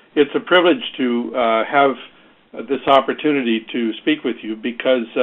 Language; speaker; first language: English; native; English